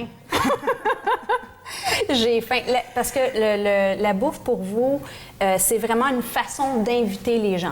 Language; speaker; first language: French; native; French